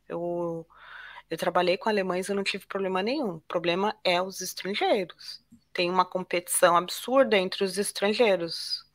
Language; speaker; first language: Portuguese; native; Portuguese